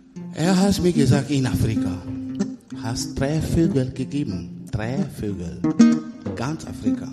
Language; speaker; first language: German; non-native, learner; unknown